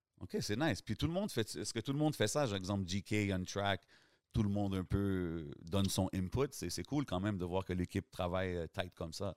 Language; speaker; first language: French; native; French